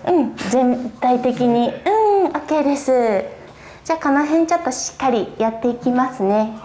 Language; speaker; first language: Japanese; native; Japanese